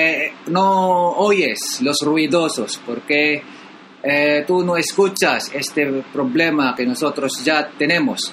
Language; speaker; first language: Spanish; non-native, learner; Filipino